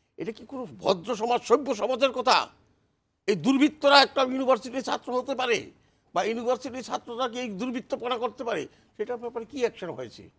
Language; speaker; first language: Bangla; native; Bangla